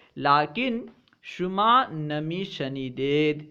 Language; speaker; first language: Persian; non-native, fluent; Urdu